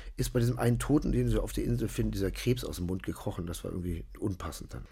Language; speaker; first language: German; native; German